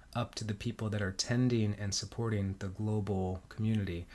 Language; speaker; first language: English; early bilingual, heritage; Spanish